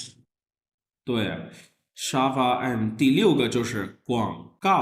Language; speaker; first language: Chinese; non-native, fluent; Urdu